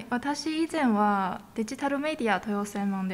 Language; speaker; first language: Japanese; non-native, fluent; Chinese